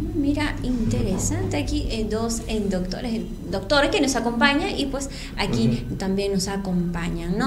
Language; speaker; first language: Spanish; native; Spanish